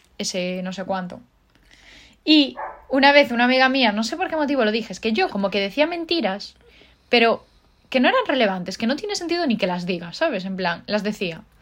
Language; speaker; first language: Spanish; native; Spanish